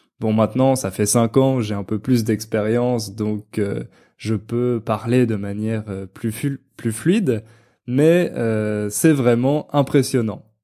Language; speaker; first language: French; native; French